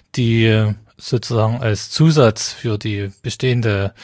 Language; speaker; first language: German; native; German